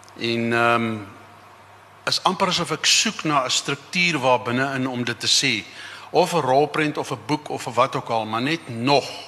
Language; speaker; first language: Afrikaans; native; Afrikaans